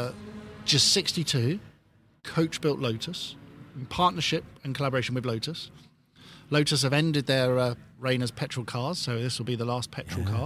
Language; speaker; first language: English; native; English